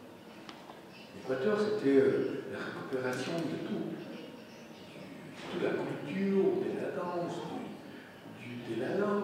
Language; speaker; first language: French; non-native, fluent; Spanish